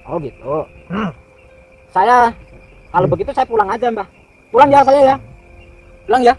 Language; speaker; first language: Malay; non-native, local second language; Javanese